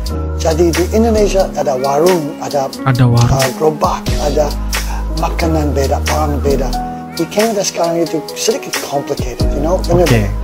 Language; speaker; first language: Indonesian; non-native, learner; English